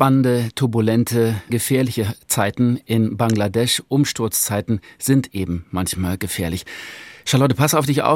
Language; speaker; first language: German; native; German